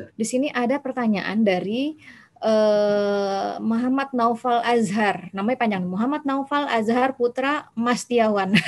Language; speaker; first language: Indonesian; native; Indonesian